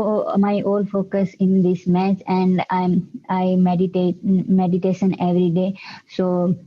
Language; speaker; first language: English; non-native, learner; Hindi